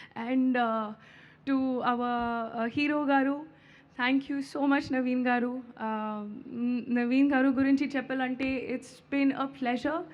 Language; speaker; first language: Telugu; non-native, learner; Hindi